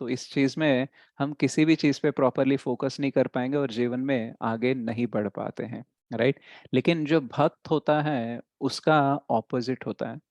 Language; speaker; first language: Hindi; native; Hindi